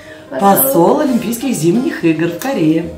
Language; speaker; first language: Russian; native; Russian